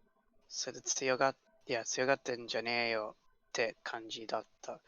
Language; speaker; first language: Japanese; non-native, learner; English